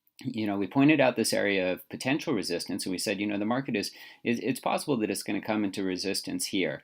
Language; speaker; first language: English; native; English